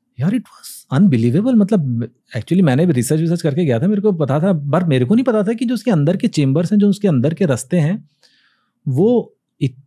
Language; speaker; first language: Hindi; native; Hindi